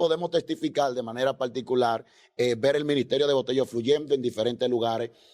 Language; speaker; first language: Spanish; native; Spanish